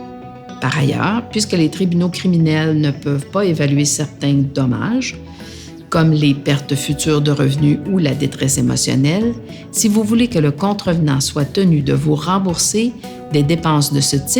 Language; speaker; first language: French; native; French